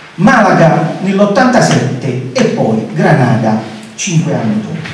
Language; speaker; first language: Italian; native; Italian